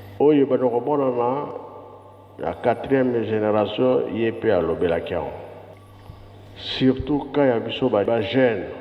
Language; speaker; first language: Lingala; non-native, local second language; Kongo